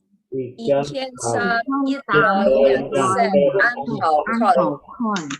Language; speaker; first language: Chinese; non-native, learner; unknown